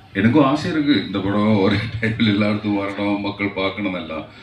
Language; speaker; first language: Tamil; non-native, learner; Malayalam